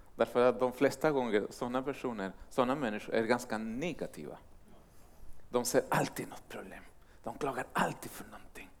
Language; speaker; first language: Swedish; non-native, fluent; Spanish